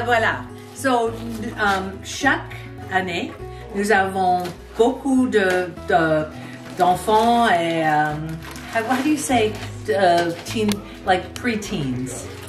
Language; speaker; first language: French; non-native, learner; English